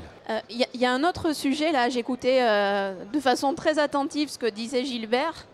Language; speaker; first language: French; native; French